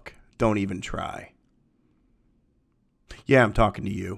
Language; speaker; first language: English; native; English